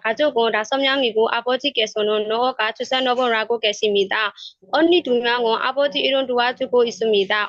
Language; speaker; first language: Korean; non-native, learner; Burmese